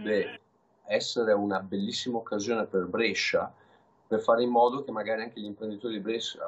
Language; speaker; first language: Italian; native; Italian